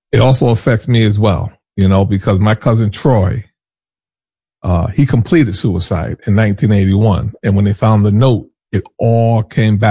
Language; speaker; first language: English; native; English